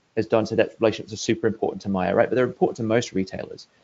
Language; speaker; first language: English; native; English